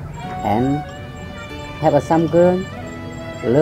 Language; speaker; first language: English; non-native, learner; Lao